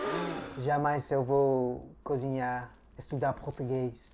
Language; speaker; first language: Portuguese; non-native, fluent; English